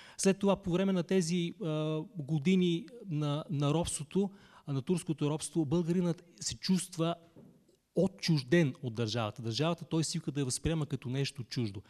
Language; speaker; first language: Bulgarian; native; Bulgarian